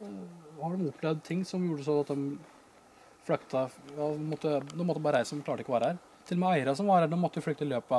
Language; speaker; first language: Norwegian; native; Norwegian